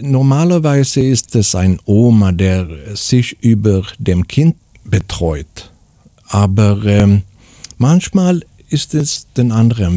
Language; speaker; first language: German; non-native, learner; Swedish